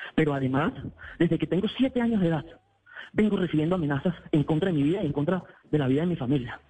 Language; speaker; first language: Spanish; native; Spanish